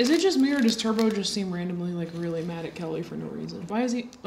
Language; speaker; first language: English; native; English